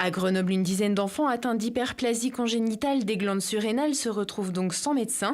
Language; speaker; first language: French; native; French